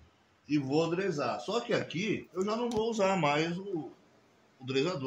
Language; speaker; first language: Portuguese; native; Portuguese